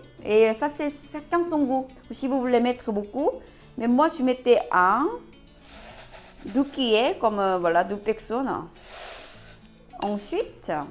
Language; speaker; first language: French; non-native, learner; Korean